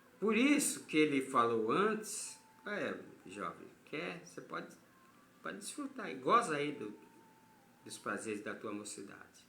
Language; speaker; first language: Portuguese; native; Portuguese